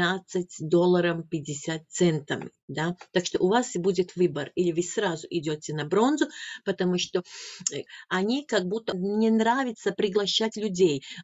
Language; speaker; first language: Russian; non-native, fluent; Latvian